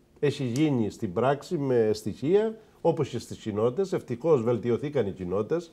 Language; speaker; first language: Greek; native; Greek